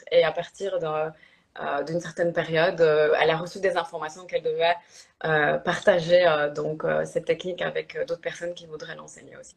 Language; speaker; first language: French; early bilingual, other home language; Polish